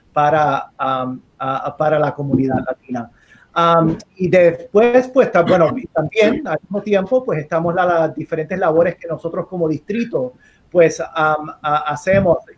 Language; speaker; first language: Spanish; native; Spanish